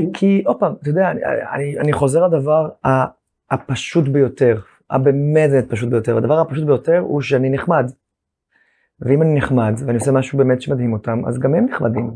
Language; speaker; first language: Hebrew; native; Hebrew